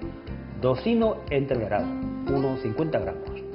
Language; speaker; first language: Spanish; non-native, fluent; Chinese